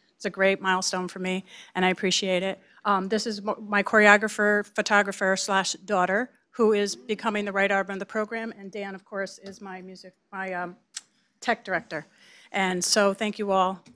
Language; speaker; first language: English; native; English